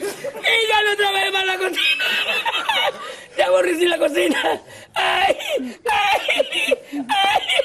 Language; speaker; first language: Spanish; native; Spanish